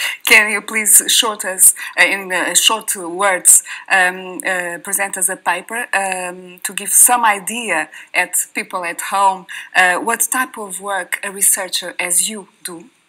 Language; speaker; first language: English; non-native, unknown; Portuguese